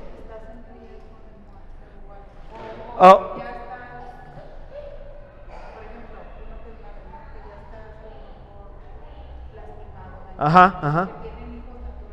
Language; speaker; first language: Spanish; native; Spanish